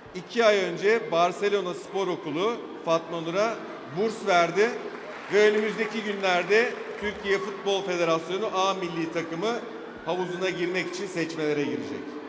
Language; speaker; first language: Turkish; native; Turkish